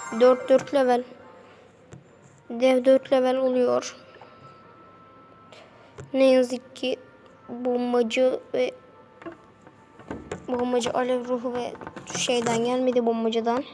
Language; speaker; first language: Turkish; native; Turkish